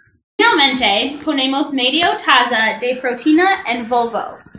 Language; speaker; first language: Spanish; non-native, learner; English